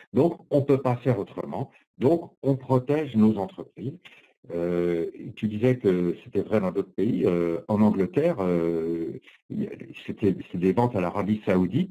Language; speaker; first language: French; native; French